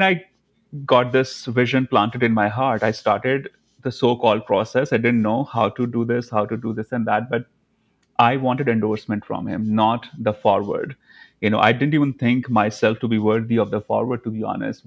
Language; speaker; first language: English; non-native, local second language; Hindi